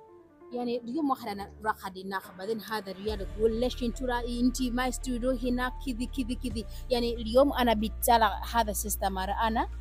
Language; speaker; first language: Arabic; non-native, learner; Ganda